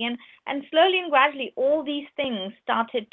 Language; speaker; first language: English; non-native, local second language; Urdu